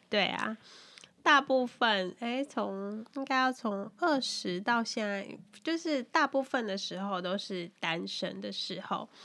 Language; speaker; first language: Chinese; native; Chinese